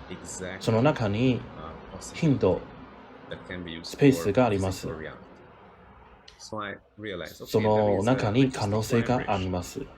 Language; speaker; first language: Japanese; non-native, learner; English